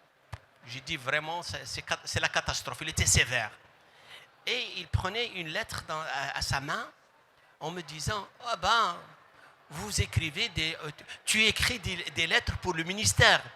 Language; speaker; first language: French; non-native, local second language; Arabic